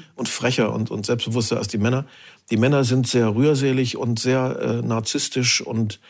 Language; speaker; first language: German; native; German